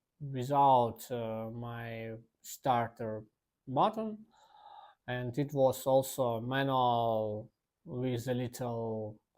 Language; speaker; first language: English; non-native, learner; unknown